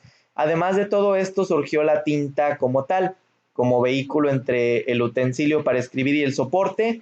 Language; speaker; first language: Spanish; native; Spanish